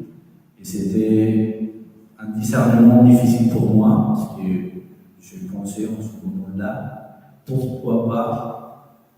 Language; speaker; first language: French; non-native, fluent; Spanish